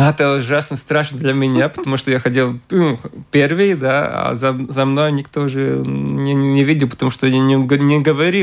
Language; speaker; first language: Russian; non-native, local second language; Latvian